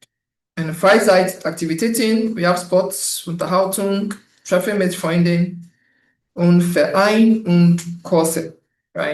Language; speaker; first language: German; non-native, fluent; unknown